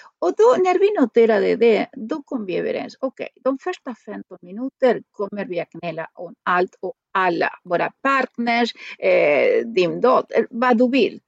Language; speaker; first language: Swedish; non-native, fluent; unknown